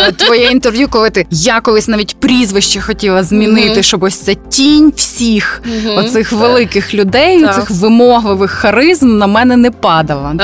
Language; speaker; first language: Ukrainian; native; Ukrainian